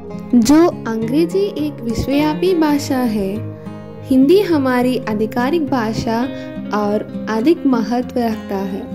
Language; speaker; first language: Hindi; non-native, local second language; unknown